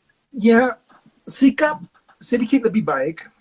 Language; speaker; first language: Indonesian; non-native, fluent; English